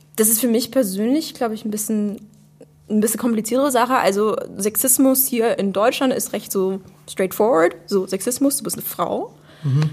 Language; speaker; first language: German; non-native, fluent; English